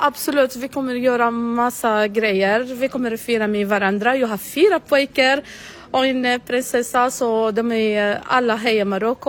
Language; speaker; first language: Swedish; non-native, learner; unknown